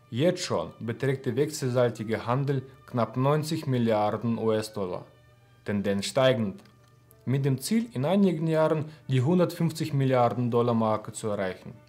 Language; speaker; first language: German; non-native, fluent; Russian